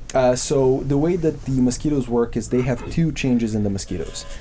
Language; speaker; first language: English; non-native, fluent; Serbian